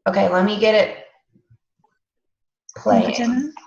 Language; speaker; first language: English; native; English